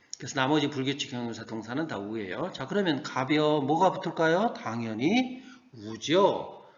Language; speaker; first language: Korean; native; Korean